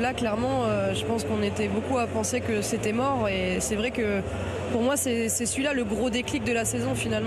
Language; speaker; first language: French; native; French